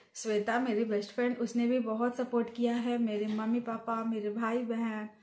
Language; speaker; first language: Hindi; native; Hindi